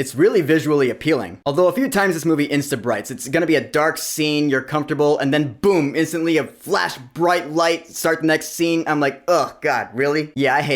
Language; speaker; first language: English; native; English